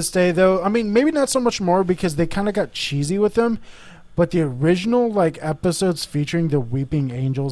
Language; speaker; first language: English; native; English